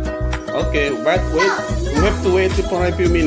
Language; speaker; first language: English; non-native, learner; Indonesian